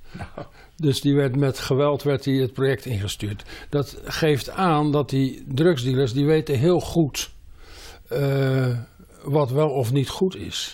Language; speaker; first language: Dutch; native; Dutch